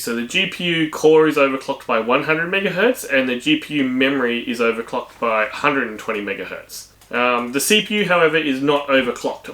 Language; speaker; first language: English; native; English